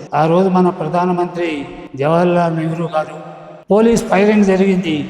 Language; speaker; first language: Telugu; non-native, local second language; Tamil